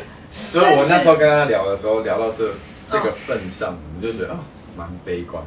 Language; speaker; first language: Chinese; native; Chinese